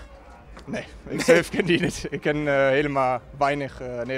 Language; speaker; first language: Dutch; non-native, fluent; German